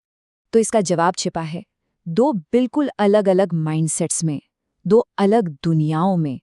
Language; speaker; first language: Hindi; native; Hindi